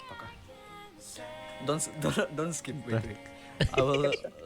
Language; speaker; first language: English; non-native, learner; Indonesian